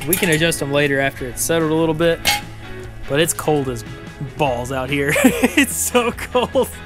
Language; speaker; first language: English; native; English